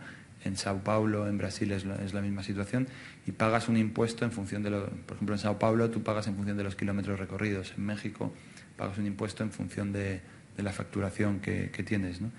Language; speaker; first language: Spanish; native; Spanish